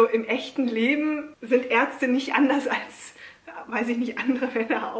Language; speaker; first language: German; native; German